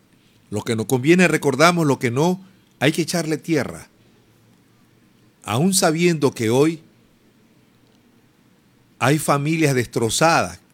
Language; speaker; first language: Spanish; native; Spanish